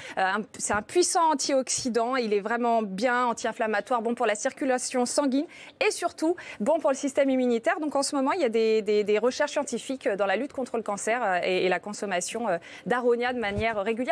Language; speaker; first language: French; native; French